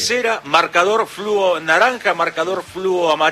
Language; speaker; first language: Spanish; native; Spanish